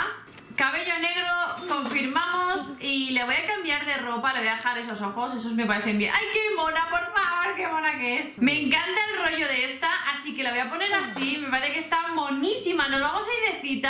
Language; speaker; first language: Spanish; native; Spanish